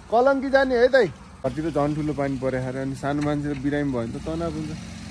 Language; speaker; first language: Nepali; native; Nepali